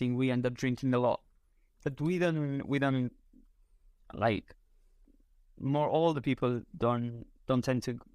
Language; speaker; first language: English; non-native, fluent; Spanish